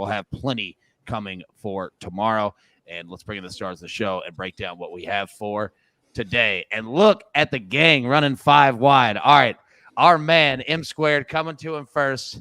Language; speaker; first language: English; native; English